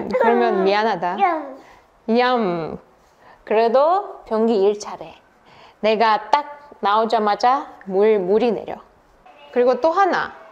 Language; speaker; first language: Korean; non-native, fluent; Russian